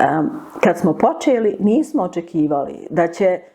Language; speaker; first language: Bosnian; native; Bosnian